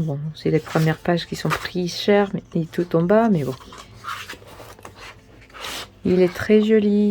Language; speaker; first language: French; non-native, learner; Spanish